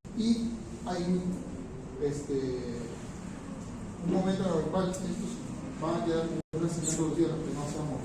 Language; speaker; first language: Spanish; native; Spanish